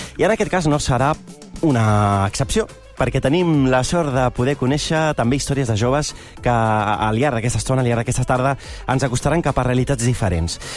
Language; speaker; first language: Catalan; early bilingual, other home language; Arabic